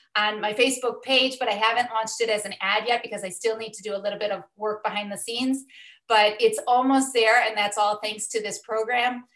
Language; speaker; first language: English; native; English